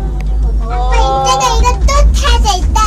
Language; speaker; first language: Korean; early bilingual, heritage; Korean